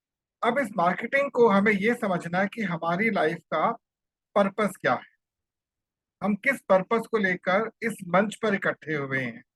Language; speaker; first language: Hindi; native; Hindi